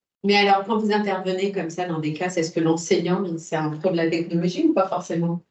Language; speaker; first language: French; native; French